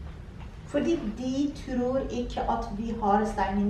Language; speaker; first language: Norwegian; non-native, fluent; Persian